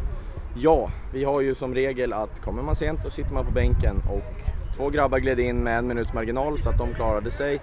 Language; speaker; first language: Swedish; native; Swedish